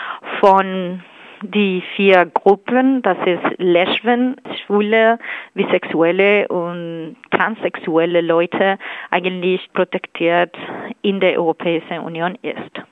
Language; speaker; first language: German; non-native, fluent; Spanish